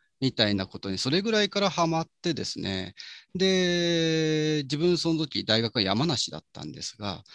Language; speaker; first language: Japanese; native; Japanese